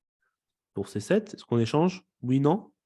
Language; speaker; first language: French; native; French